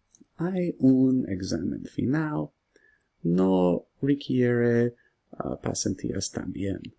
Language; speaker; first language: Spanish; non-native, learner; English